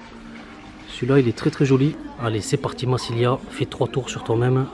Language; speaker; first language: French; native; French